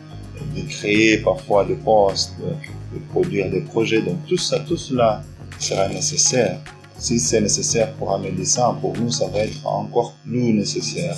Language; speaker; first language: French; non-native, fluent; Portuguese